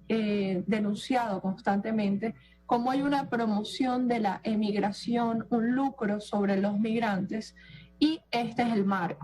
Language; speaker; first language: Spanish; native; Spanish